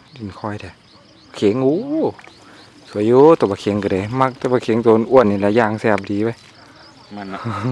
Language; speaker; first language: Thai; native; Thai